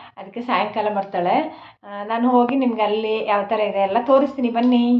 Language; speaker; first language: Kannada; non-native, local second language; Tulu